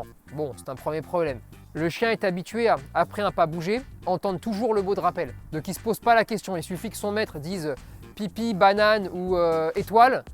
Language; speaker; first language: French; native; French